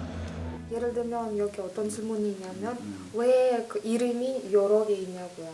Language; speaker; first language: Korean; non-native, fluent; Russian